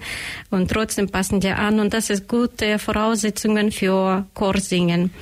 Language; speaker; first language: German; non-native, learner; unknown